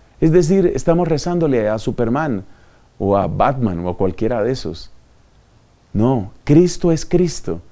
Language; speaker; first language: Spanish; native; Spanish